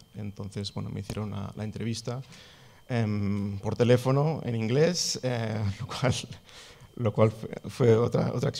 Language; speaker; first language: Spanish; non-native, local second language; Catalan